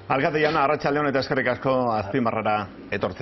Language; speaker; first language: Basque; native; Basque